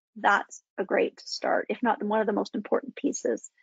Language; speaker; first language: English; native; English